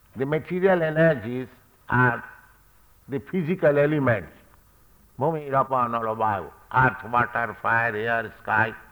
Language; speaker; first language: English; non-native, local second language; Bangla